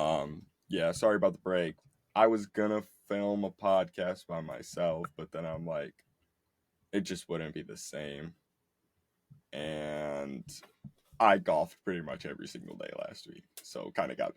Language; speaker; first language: English; native; English